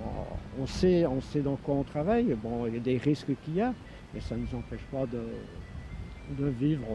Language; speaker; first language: French; native; French